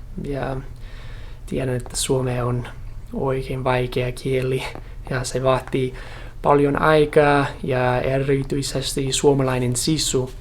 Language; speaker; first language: Finnish; non-native, fluent; English